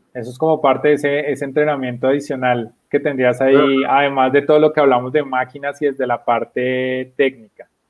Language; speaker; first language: Spanish; native; Spanish